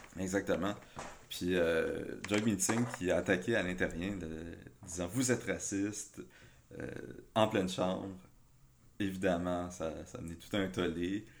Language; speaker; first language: French; native; French